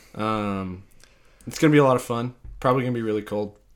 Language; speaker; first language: English; native; English